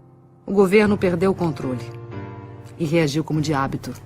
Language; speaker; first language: Portuguese; native; Portuguese